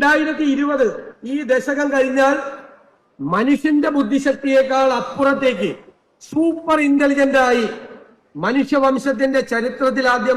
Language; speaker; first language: Malayalam; native; Malayalam